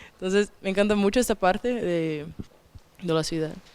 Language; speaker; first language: Spanish; non-native, fluent; Portuguese